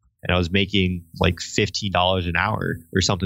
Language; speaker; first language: English; native; English